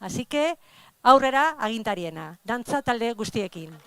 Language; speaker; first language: Basque; native; Basque